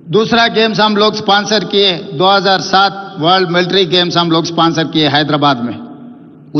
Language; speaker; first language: Hindi; non-native, local second language; Telugu